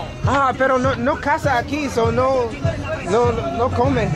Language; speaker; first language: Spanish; non-native, learner; English